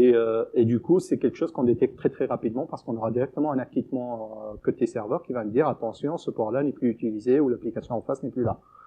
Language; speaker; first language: French; native; French